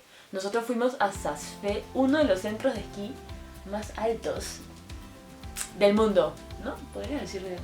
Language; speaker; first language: Spanish; native; Spanish